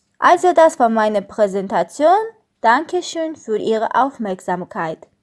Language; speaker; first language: German; non-native, learner; Armenian